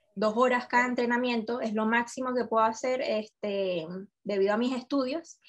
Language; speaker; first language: Spanish; native; Spanish